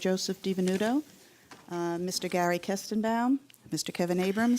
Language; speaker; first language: English; native; English